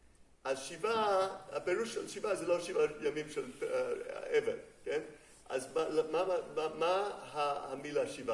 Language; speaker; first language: Hebrew; non-native, fluent; English